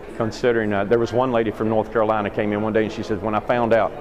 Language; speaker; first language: English; native; English